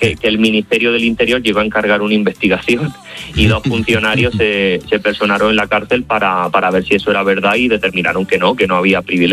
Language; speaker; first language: Spanish; native; Spanish